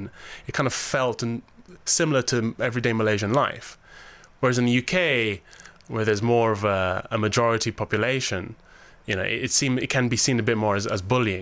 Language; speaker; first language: English; native; English